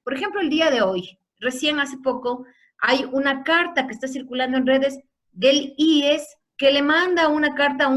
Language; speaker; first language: Spanish; native; Spanish